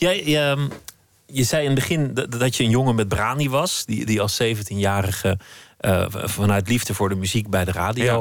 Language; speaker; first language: Dutch; native; Dutch